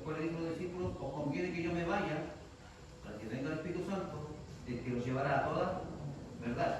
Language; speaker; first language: Spanish; native; Spanish